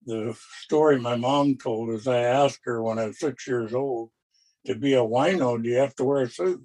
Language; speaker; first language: English; native; English